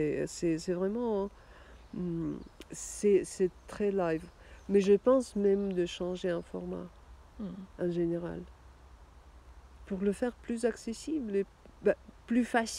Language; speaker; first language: French; non-native, fluent; Russian